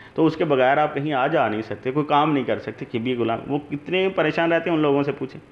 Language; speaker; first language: Urdu; native; Urdu